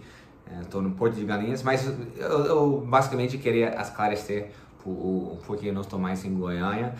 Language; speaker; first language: Portuguese; non-native, fluent; English